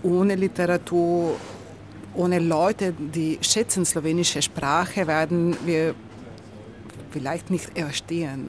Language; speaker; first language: German; non-native, learner; Slovenian